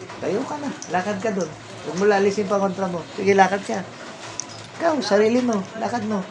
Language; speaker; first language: Filipino; non-native, local second language; Iloko